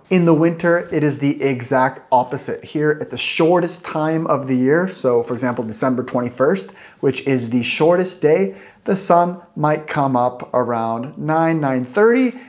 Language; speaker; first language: English; native; English